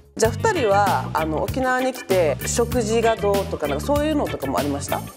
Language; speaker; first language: Japanese; native; Japanese